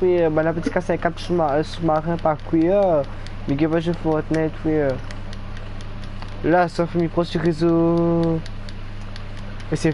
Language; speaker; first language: French; non-native, local second language; Réunion Creole French